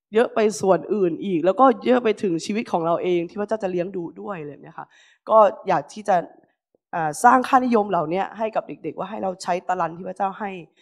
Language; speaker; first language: Thai; native; Thai